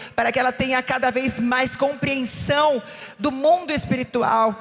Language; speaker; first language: Portuguese; native; Portuguese